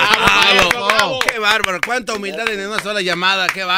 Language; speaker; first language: Spanish; native; Spanish